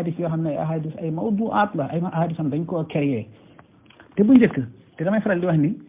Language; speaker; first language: Wolof; non-native, local second language; Fula